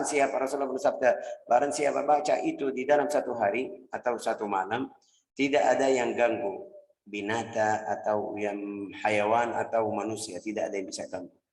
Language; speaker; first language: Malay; non-native, fluent; Arabic